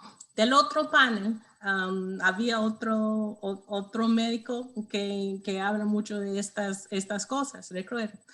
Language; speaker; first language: Spanish; non-native, learner; English